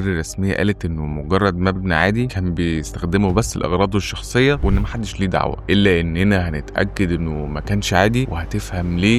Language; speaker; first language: Arabic; native; Arabic